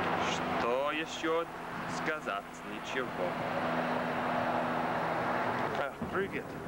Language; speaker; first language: Russian; non-native, learner; English